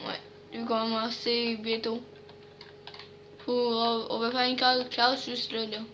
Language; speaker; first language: French; native; French